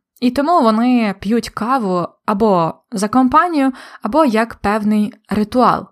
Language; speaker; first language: Ukrainian; native; Ukrainian